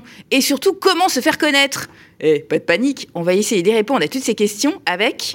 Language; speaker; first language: French; native; French